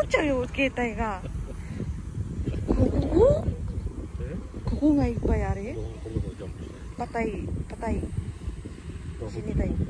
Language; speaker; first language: Japanese; non-native, learner; Filipino